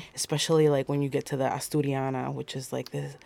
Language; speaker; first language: English; non-native, fluent; Spanish